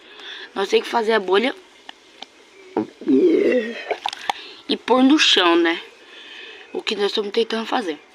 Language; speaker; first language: Portuguese; native; Portuguese